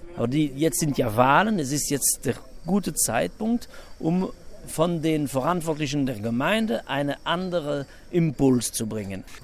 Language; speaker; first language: German; non-native, local second language; French